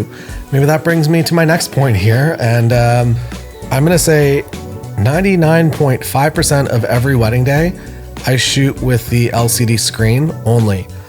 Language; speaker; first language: English; native; English